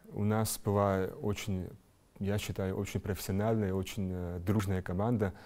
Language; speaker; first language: Russian; non-native, local second language; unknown